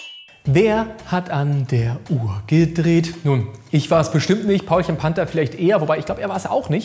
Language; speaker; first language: German; native; German